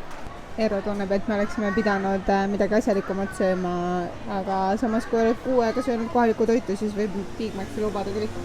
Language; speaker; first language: Estonian; native; Estonian